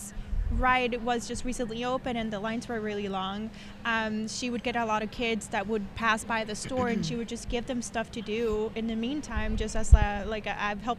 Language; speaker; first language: English; non-native, fluent; Spanish